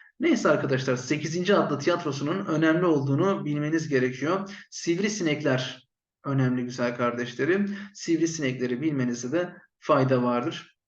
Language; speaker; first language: Turkish; native; Turkish